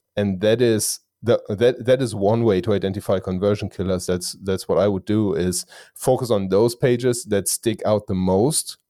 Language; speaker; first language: English; non-native, fluent; German